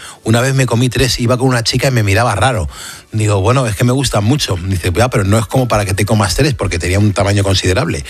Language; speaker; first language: Spanish; native; Spanish